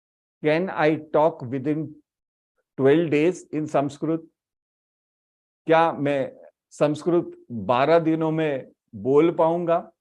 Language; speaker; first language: Hindi; native; Hindi